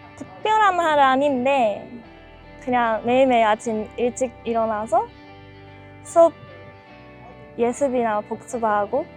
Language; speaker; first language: Korean; non-native, learner; Japanese